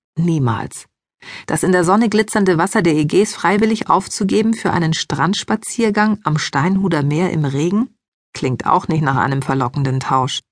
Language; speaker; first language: German; early bilingual, other home language; Greek